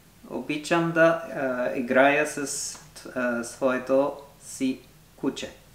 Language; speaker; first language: Bulgarian; non-native, learner; French